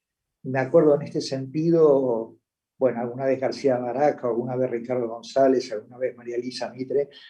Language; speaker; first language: Spanish; native; Spanish